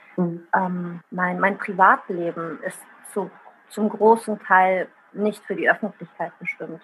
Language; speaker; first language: German; early bilingual, other home language; Italian